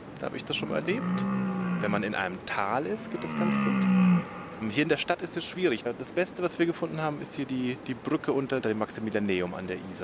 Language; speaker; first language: German; native; German